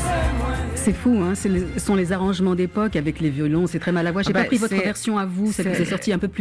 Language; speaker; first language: French; native; French